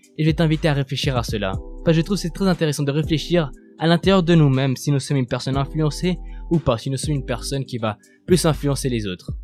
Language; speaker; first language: French; non-native, fluent; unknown